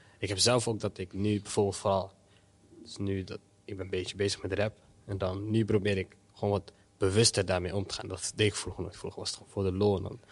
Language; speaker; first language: Dutch; early bilingual, other home language; Somali